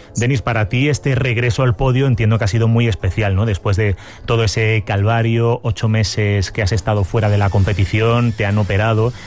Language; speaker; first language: Spanish; native; Spanish